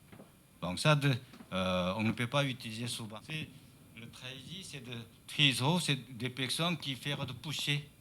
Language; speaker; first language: French; non-native, learner; Chinese